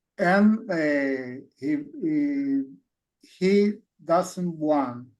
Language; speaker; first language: English; non-native, learner; Spanish